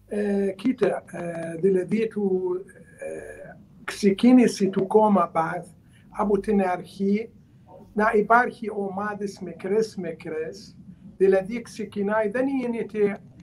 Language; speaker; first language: Greek; non-native, learner; Arabic